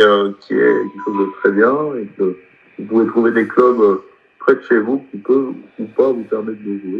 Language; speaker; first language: French; native; French